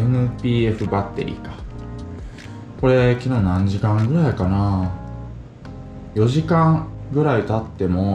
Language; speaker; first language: Japanese; native; Japanese